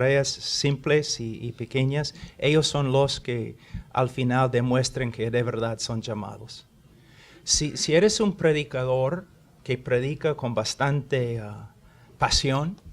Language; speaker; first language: Spanish; non-native, fluent; English